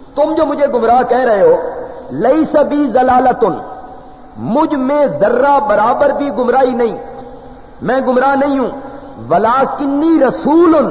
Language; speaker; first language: Urdu; non-native, local second language; Punjabi